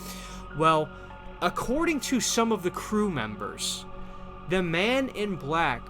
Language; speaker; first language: English; native; English